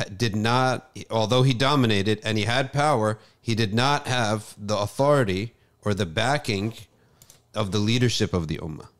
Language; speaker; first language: English; native; English